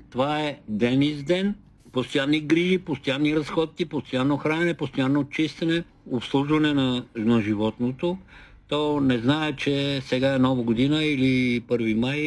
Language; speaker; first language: Bulgarian; native; Bulgarian